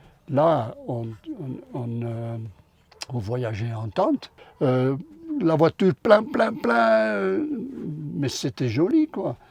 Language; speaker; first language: French; non-native, local second language; Dutch